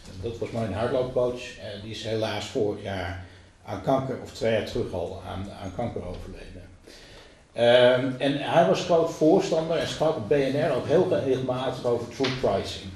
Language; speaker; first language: Dutch; native; Dutch